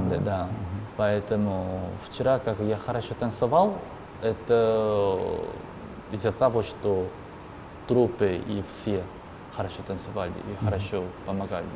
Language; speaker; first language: Russian; non-native, learner; Korean